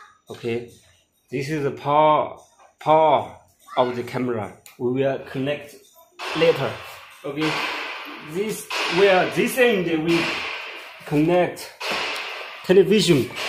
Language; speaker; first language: English; non-native, learner; Chinese